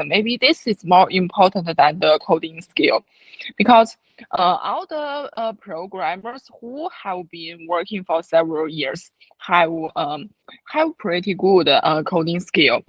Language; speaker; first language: English; non-native, fluent; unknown